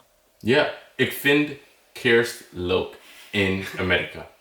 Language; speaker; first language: Dutch; non-native, learner; English